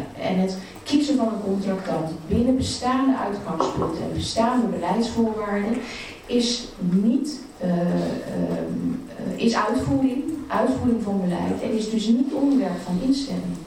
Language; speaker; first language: Dutch; native; Dutch